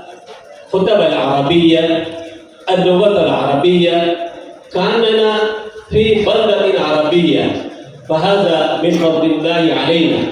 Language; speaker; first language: Arabic; non-native, fluent; Urdu